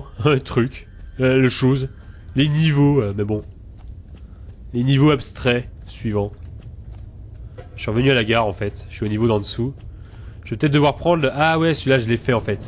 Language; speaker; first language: French; native; French